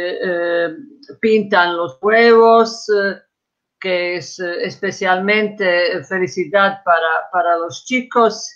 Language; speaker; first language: Spanish; non-native, fluent; Croatian